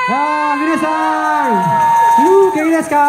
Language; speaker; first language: Japanese; non-native, learner; Thai